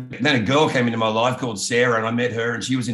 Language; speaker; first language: English; native; English